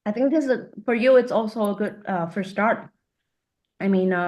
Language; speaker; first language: English; non-native, fluent; Vietnamese